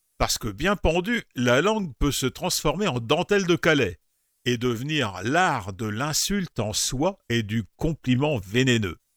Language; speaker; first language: French; native; French